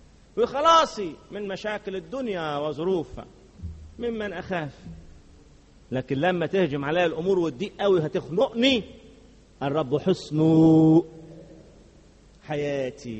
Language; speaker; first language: Arabic; native; Arabic